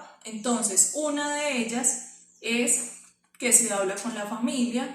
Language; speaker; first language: Spanish; native; Spanish